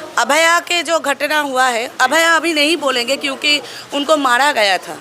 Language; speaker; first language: Hindi; non-native, local second language; Bangla